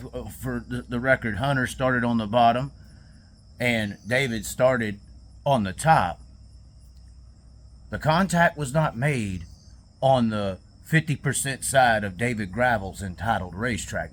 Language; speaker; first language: English; native; English